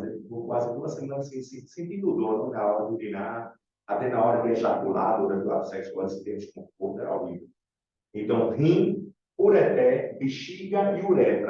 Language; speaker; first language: Portuguese; native; Portuguese